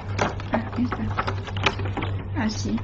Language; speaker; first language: Spanish; non-native, fluent; Chinese